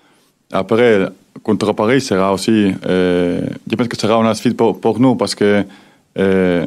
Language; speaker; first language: French; non-native, fluent; Spanish